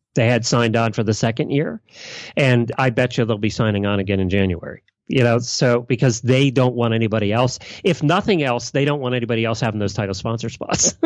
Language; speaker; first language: English; native; English